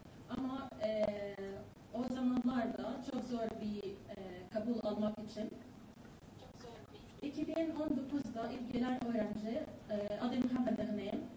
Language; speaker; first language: Turkish; non-native, learner; Arabic